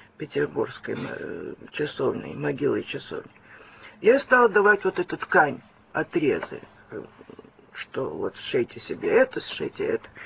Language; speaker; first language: Russian; early bilingual, heritage; Russian